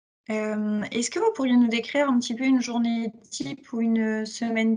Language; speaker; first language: French; native; French